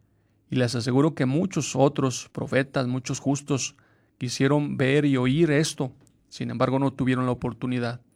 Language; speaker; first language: Spanish; native; Spanish